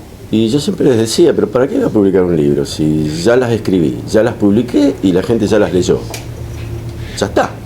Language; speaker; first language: Spanish; native; Spanish